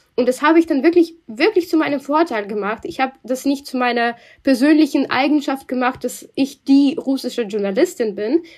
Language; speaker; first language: German; non-native, fluent; Russian